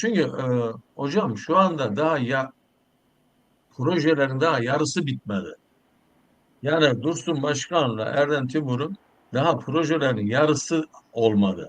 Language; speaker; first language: Turkish; native; Turkish